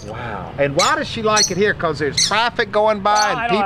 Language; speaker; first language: English; native; English